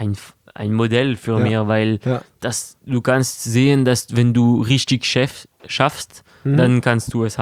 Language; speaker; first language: German; non-native, local second language; French